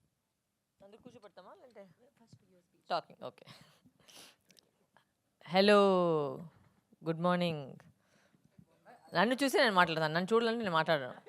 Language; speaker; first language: Telugu; non-native, fluent; Tamil